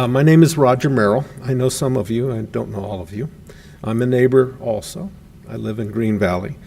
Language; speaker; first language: English; native; English